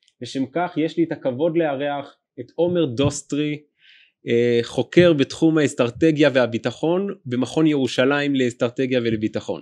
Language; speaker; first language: Hebrew; native; Hebrew